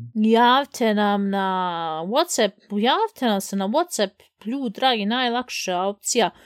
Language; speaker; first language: Bosnian; early bilingual, heritage; Bosnian